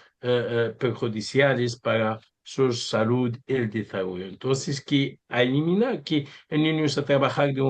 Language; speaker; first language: Spanish; non-native, learner; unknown